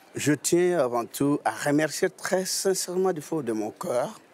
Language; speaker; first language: French; non-native, local second language; Lingala